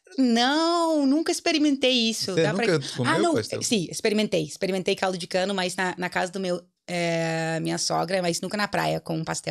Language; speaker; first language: Portuguese; non-native, fluent; English